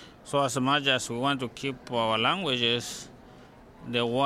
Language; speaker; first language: English; non-native, local second language; Gusii